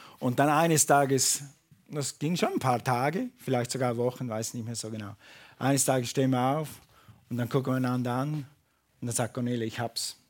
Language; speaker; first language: German; non-native, fluent; English